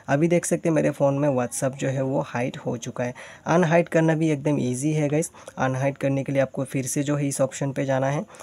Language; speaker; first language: Hindi; native; Hindi